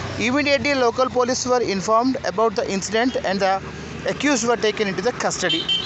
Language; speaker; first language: English; non-native, local second language; Telugu